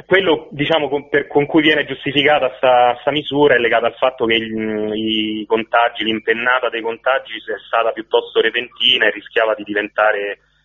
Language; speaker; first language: Italian; native; Italian